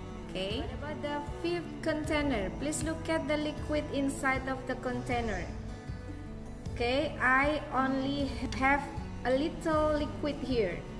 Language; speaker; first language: English; non-native, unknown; Indonesian